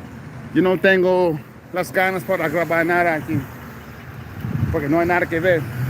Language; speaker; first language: Spanish; non-native, fluent; English